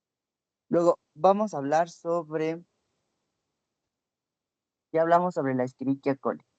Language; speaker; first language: Spanish; native; Spanish